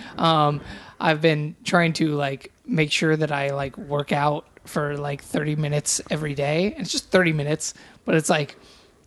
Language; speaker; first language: English; native; English